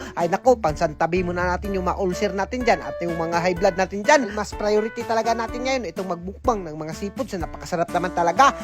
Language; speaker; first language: Filipino; non-native, local second language; Cebuano